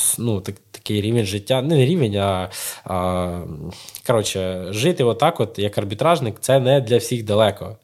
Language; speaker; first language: Ukrainian; non-native, local second language; Russian